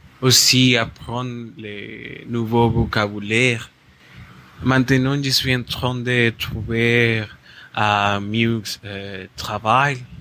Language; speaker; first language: French; non-native, learner; Spanish